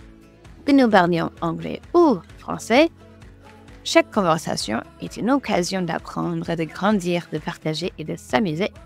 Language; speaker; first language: French; non-native, fluent; English